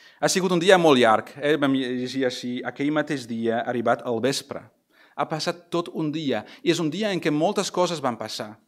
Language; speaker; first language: Catalan; non-native, fluent; English